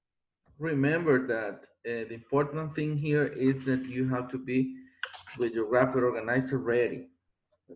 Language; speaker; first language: English; non-native, fluent; Spanish